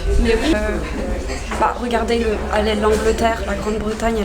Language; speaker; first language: French; early bilingual, other home language; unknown